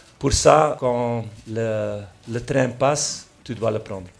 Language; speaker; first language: French; non-native, local second language; Dutch